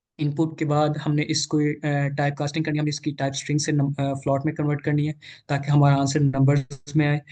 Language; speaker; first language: Urdu; non-native, local second language; Punjabi